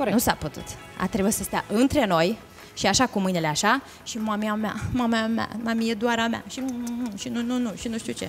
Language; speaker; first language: Romanian; native; Romanian